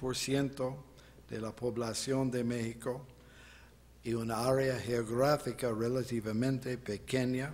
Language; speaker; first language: Spanish; non-native, fluent; English